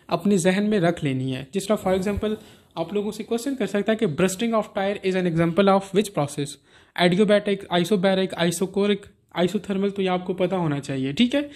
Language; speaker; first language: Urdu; non-native, local second language; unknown